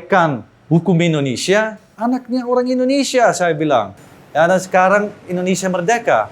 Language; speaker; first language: Indonesian; early bilingual, heritage; Dutch